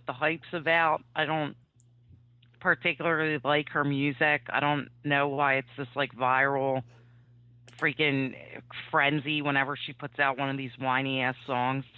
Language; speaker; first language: English; native; English